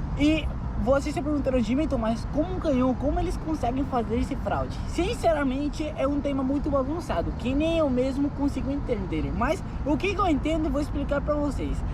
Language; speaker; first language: Portuguese; non-native, fluent; Spanish